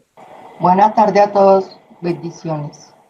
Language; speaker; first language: Spanish; native; Spanish